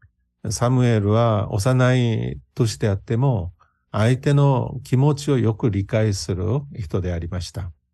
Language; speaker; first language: Japanese; non-native, fluent; Korean